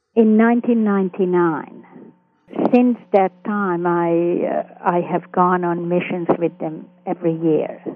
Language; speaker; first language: English; early bilingual, other home language; Hungarian